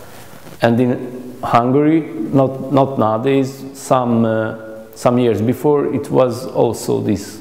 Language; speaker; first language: English; non-native, learner; Hungarian